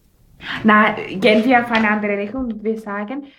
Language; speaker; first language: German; non-native, fluent; Greek